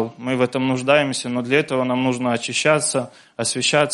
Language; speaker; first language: Russian; native; Russian